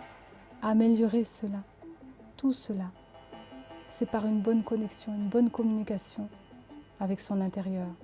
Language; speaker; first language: French; native; French